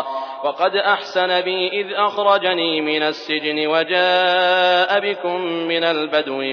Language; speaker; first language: Arabic; native; Arabic